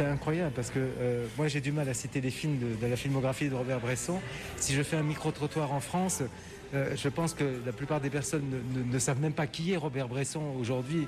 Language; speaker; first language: French; native; French